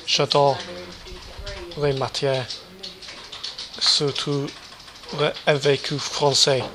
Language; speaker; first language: French; non-native, learner; English